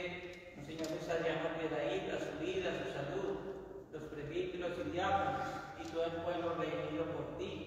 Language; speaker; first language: Spanish; native; Spanish